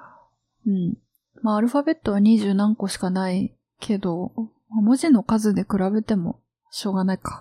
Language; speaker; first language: Japanese; native; Japanese